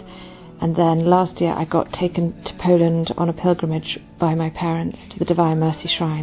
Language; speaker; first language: English; native; English